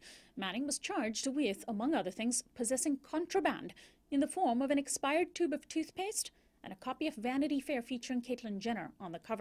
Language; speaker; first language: English; native; English